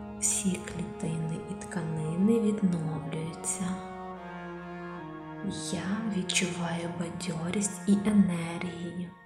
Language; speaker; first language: Ukrainian; native; Ukrainian